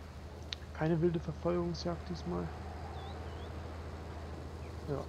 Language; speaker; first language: German; native; German